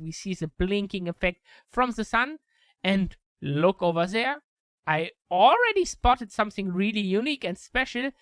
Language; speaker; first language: English; non-native, fluent; German